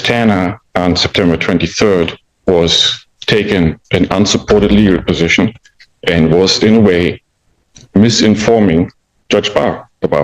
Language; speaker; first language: English; native; English